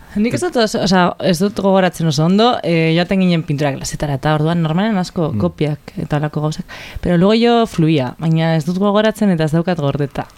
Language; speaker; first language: Basque; non-native, local second language; Spanish